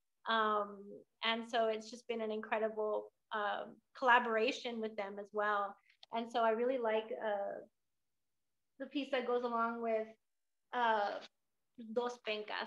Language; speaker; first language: English; early bilingual, other home language; Spanish